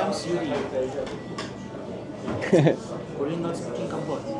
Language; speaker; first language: English; non-native, learner; Russian